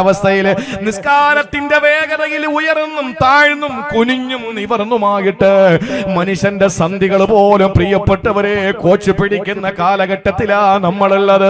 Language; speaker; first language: Malayalam; native; Malayalam